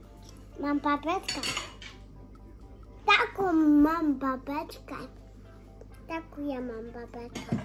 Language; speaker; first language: Polish; early bilingual, heritage; Polish